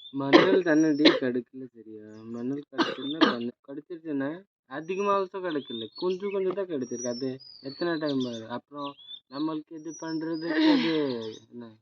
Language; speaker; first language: Tamil; non-native, learner; Odia